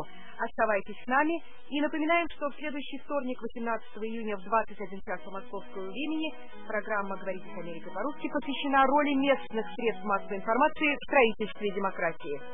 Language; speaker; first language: Russian; native; Russian